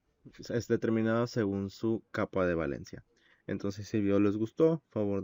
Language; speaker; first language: Spanish; native; Spanish